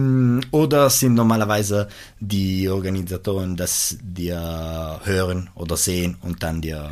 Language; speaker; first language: German; non-native, local second language; Italian